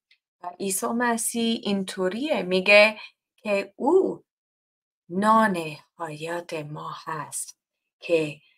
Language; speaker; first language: Persian; non-native, learner; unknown